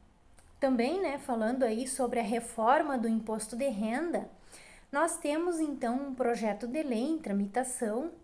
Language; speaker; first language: Portuguese; native; Portuguese